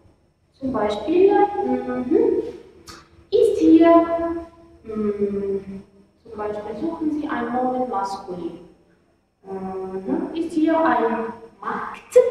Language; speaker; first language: German; non-native, fluent; Arabic